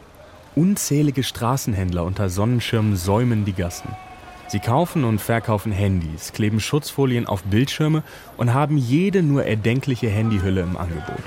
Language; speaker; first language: German; native; German